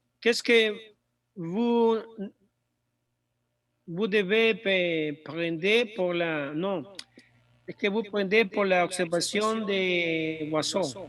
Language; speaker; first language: French; non-native, learner; Spanish